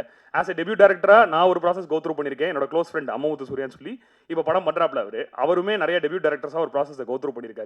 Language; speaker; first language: Tamil; native; Tamil